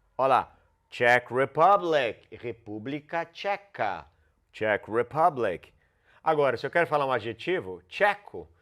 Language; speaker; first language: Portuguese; non-native, fluent; English